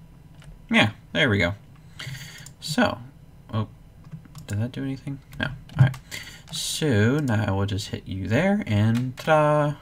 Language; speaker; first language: English; native; English